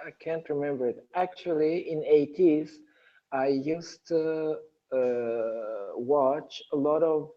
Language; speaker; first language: English; non-native, learner; Persian